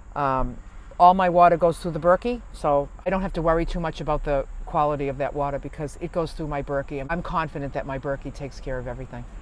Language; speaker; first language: English; native; English